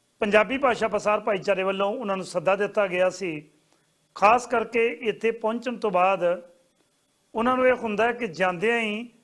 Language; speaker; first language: Punjabi; native; Punjabi